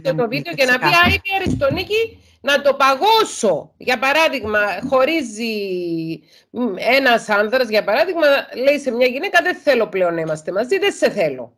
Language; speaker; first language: Greek; native; Greek